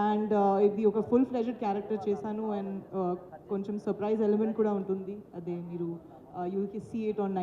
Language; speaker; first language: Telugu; non-native, learner; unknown